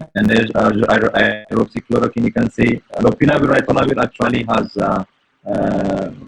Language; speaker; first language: English; non-native, local second language; Amharic